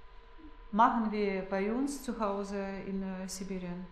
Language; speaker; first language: German; non-native, fluent; Russian